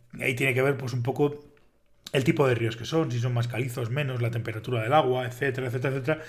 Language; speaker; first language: Spanish; native; Spanish